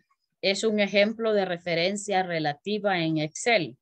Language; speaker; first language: Spanish; native; Spanish